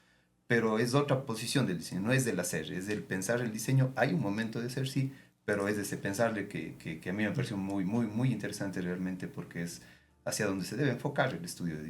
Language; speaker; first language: Spanish; native; Spanish